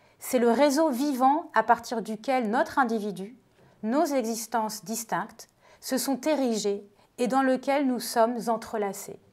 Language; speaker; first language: French; native; French